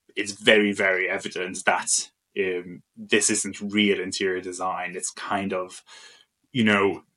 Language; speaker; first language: English; non-native, fluent; Maltese